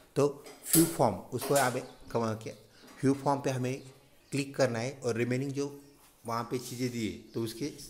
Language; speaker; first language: Hindi; non-native, local second language; Marathi